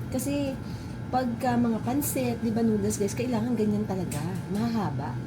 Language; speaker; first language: Filipino; native; Filipino